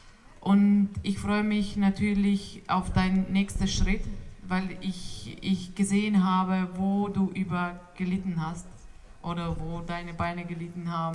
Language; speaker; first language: German; non-native, fluent; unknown